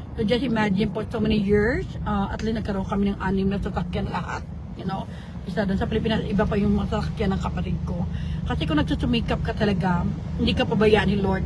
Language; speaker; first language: Filipino; native; Filipino